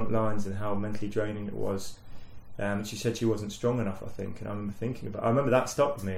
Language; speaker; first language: English; native; English